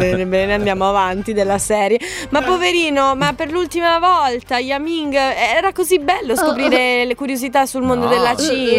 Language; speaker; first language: Italian; native; Italian